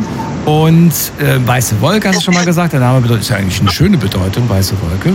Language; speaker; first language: German; native; German